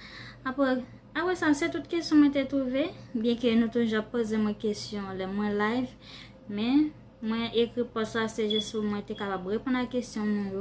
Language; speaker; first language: French; non-native, learner; Haitian Creole